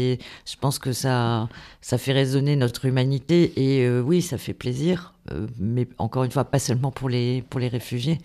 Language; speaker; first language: French; native; French